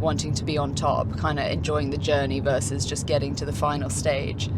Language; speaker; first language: English; native; English